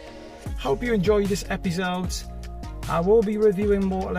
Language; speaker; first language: English; non-native, fluent; Polish